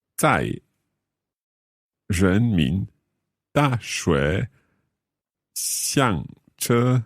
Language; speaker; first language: Chinese; non-native, learner; English